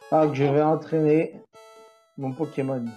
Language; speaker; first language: French; native; French